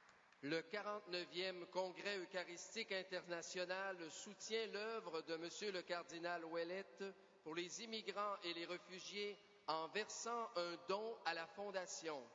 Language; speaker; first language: French; native; French